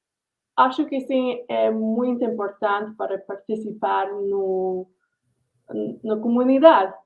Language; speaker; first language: Portuguese; non-native, learner; English